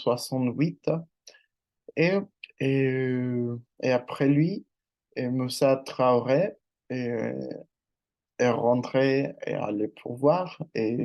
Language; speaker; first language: French; non-native, learner; Spanish